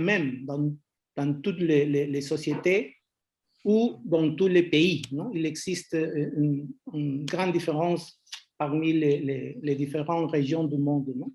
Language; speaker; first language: French; non-native, fluent; Spanish